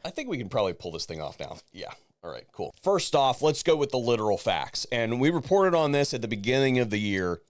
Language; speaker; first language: English; native; English